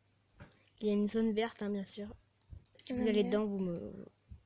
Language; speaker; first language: French; native; French